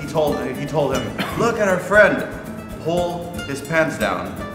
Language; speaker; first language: English; non-native, fluent; Spanish